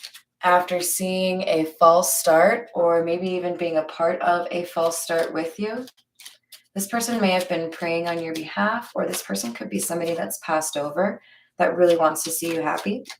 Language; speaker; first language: English; native; English